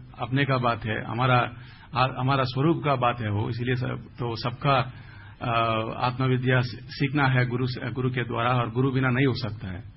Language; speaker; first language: Hindi; non-native, local second language; Tamil